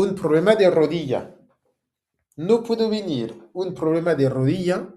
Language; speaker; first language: Spanish; non-native, fluent; French